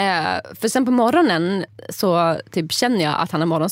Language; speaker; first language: Swedish; native; Swedish